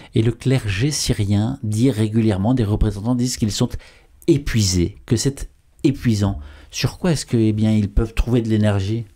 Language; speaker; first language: French; native; French